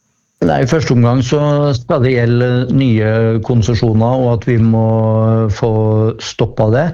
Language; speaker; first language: Norwegian; native; Norwegian